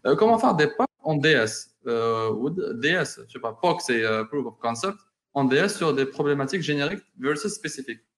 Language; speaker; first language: French; non-native, local second language; Arabic